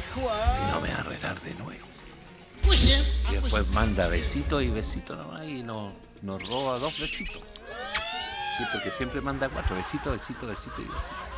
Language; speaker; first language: Spanish; native; Spanish